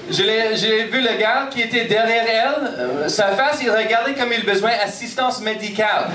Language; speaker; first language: French; non-native, local second language; English